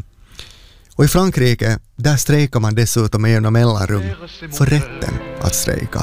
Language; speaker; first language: Swedish; native; Swedish